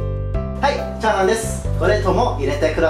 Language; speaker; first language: Japanese; non-native, learner; English